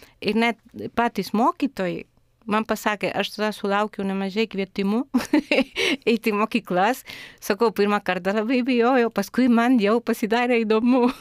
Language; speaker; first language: Lithuanian; non-native, fluent; Spanish